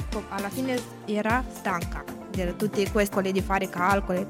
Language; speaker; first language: Italian; non-native, learner; Romanian